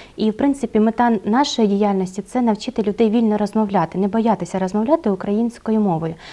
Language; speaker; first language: Ukrainian; native; Ukrainian